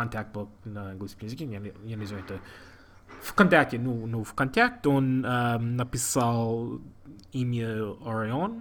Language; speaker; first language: Russian; non-native, learner; English